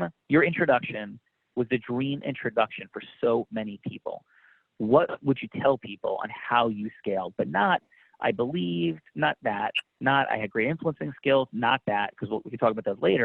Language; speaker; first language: English; native; English